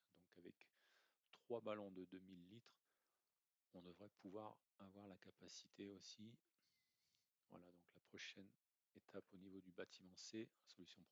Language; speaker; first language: French; native; French